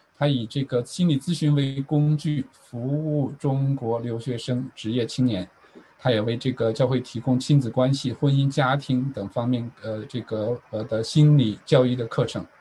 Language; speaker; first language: Chinese; native; Chinese